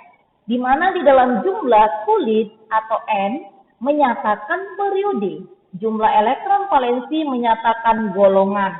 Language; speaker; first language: Indonesian; native; Indonesian